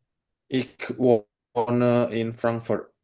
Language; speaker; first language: German; non-native, learner; Indonesian